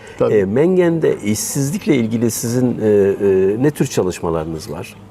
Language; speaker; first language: Turkish; native; Turkish